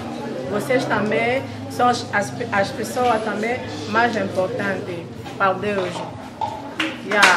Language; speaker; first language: Portuguese; non-native, fluent; Lingala